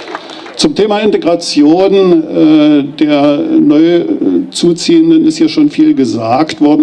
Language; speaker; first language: German; native; German